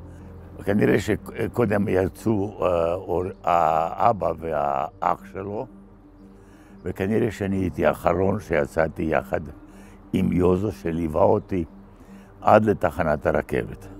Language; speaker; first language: Hebrew; non-native, fluent; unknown